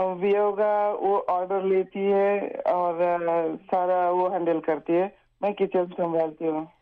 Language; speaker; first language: Hindi; non-native, local second language; Marathi